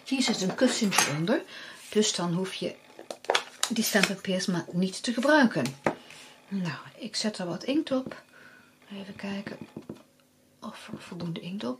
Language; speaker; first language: Dutch; native; Dutch